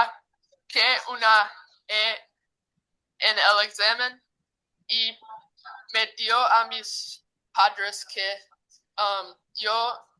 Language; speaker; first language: Spanish; non-native, learner; English